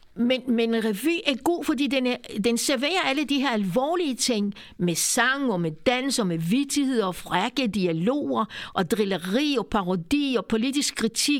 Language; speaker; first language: Danish; non-native, fluent; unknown